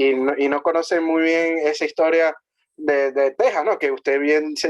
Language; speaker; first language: Spanish; native; Spanish